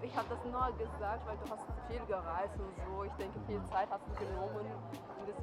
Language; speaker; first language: German; non-native, learner; Azerbaijani